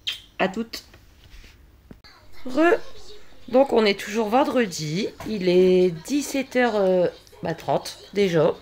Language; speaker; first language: French; native; French